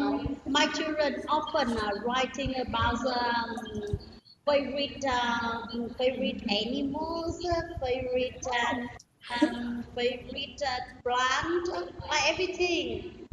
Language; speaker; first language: English; non-native, learner; Vietnamese